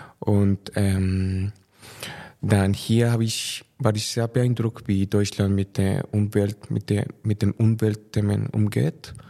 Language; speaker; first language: German; non-native, fluent; Spanish